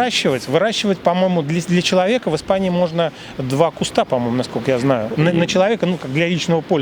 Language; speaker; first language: Russian; native; Russian